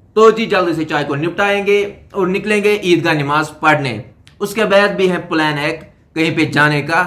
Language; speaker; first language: Hindi; non-native, local second language; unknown